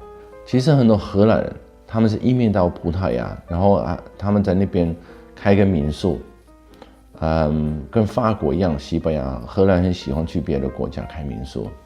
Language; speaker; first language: Chinese; non-native, fluent; Dutch